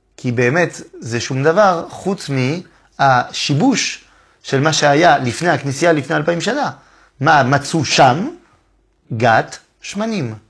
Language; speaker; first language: Hebrew; non-native, fluent; French